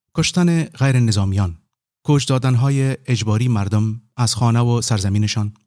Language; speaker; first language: Persian; native; Persian